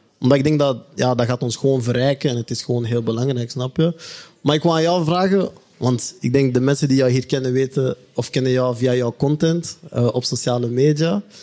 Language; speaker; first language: Dutch; native; Dutch